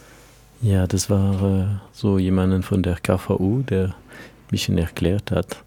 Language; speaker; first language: German; non-native, fluent; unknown